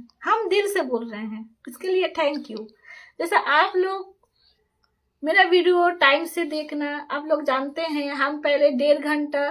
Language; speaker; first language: Hindi; non-native, local second language; Bangla